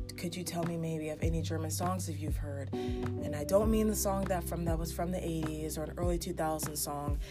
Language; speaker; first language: English; early bilingual, heritage; English